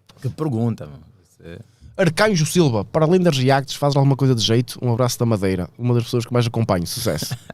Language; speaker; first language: Portuguese; native; Portuguese